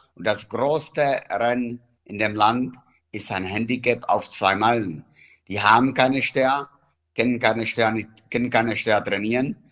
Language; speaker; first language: German; non-native, fluent; Czech